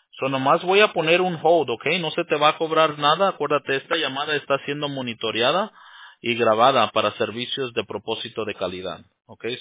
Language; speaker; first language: Spanish; early bilingual, heritage; Spanish